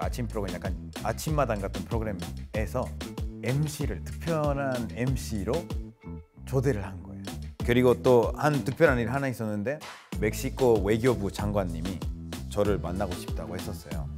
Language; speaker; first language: Korean; non-native, fluent; Spanish